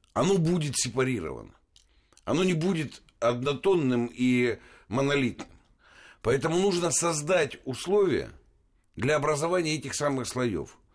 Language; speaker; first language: Russian; native; Russian